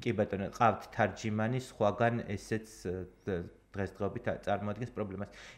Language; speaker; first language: Georgian; native; Georgian